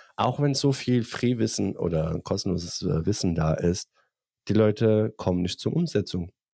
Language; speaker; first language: German; non-native, fluent; Bosnian